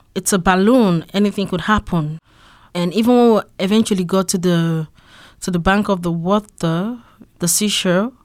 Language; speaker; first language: English; non-native, local second language; Yoruba